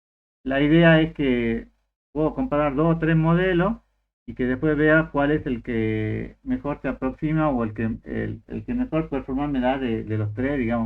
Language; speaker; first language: Spanish; native; Spanish